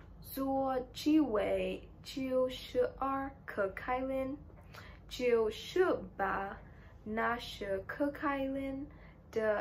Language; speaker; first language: Chinese; non-native, learner; English